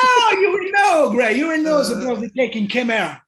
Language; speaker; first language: English; non-native, learner; French